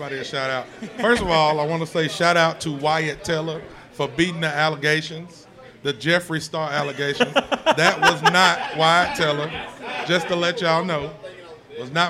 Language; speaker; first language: English; native; English